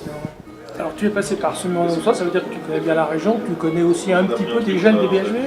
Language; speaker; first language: French; native; French